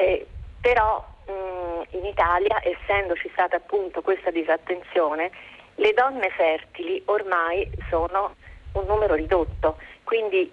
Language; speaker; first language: Italian; native; Italian